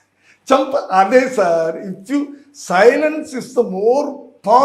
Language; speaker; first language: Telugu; non-native, learner; Tamil